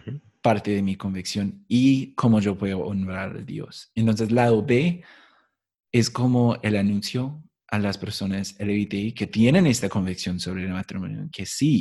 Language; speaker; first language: Spanish; non-native, fluent; English